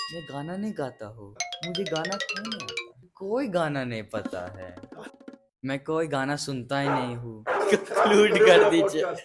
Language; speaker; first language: Hindi; early bilingual, heritage; English